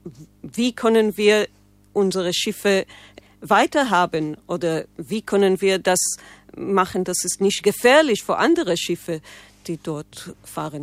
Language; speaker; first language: German; non-native, fluent; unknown